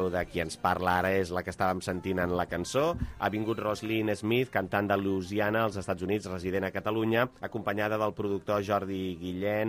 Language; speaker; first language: Catalan; native; Catalan